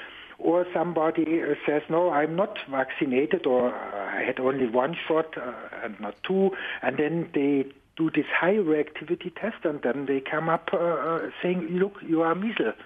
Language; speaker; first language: English; non-native, fluent; German